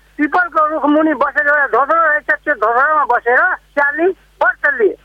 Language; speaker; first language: Nepali; non-native, local second language; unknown